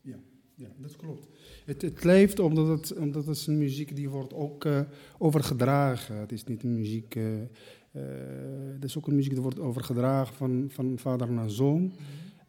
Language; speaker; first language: Dutch; non-native, fluent; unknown